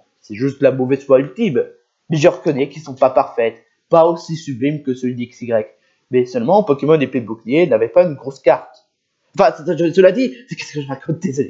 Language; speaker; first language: French; native; French